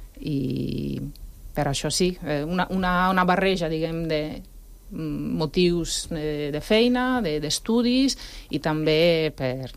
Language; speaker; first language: Catalan; non-native, fluent; Italian